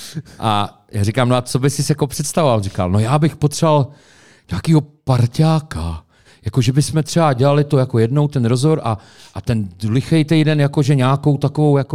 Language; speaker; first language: Czech; native; Czech